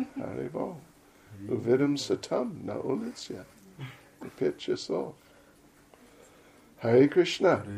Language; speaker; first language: Russian; non-native, learner; English